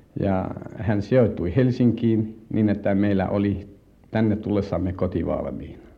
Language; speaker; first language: Finnish; non-native, fluent; Tatar